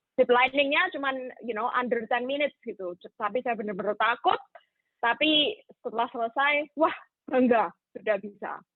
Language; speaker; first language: Indonesian; native; Indonesian